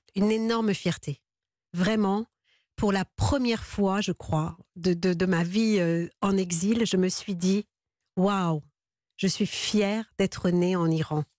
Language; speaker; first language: French; early bilingual, other home language; Persian